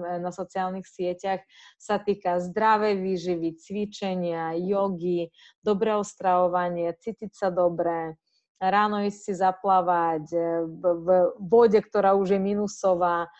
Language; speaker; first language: Slovak; non-native, fluent; Russian